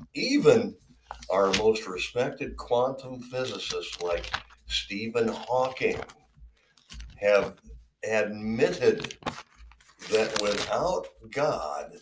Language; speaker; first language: English; native; English